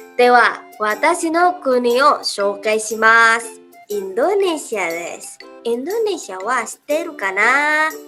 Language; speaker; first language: Japanese; non-native, learner; Indonesian